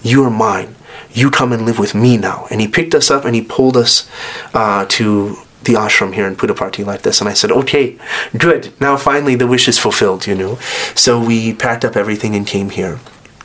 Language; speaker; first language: English; native; English